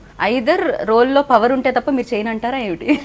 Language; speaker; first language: Telugu; native; Telugu